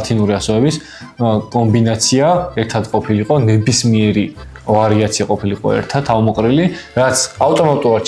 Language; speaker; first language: Georgian; native; Georgian